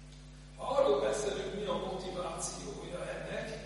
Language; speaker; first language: Hungarian; non-native, fluent; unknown